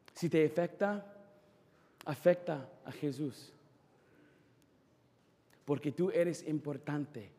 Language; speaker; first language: Spanish; non-native, fluent; English